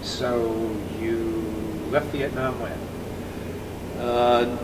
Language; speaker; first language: English; native; English